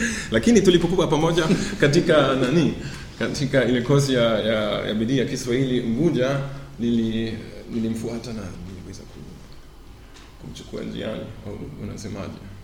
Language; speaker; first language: Swahili; non-native, fluent; German